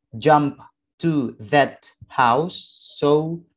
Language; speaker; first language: English; non-native, fluent; Indonesian